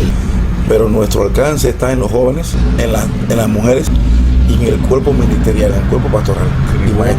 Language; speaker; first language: Spanish; native; Spanish